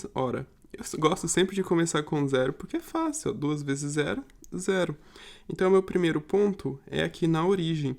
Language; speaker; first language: Portuguese; native; Portuguese